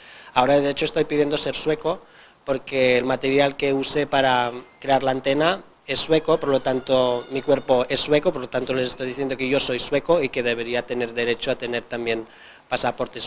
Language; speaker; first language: Spanish; non-native, local second language; Catalan